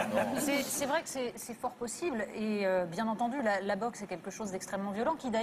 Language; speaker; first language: French; native; French